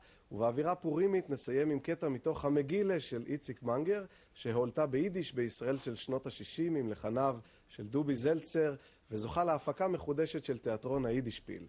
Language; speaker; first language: Hebrew; native; Hebrew